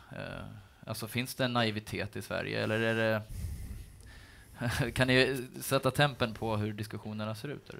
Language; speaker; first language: Swedish; native; Swedish